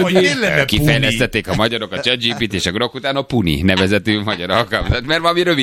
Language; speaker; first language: Hungarian; native; Hungarian